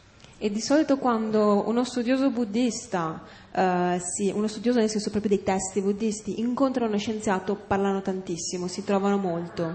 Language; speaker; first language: Italian; native; Italian